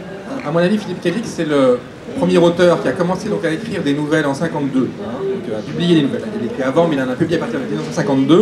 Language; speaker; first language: French; native; French